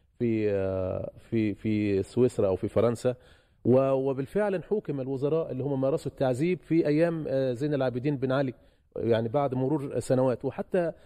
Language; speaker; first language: Arabic; native; Arabic